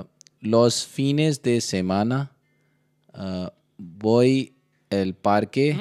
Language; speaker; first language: Spanish; non-native, learner; Hindi